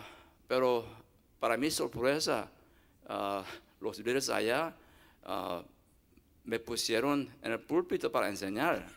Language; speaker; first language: Spanish; non-native, learner; Korean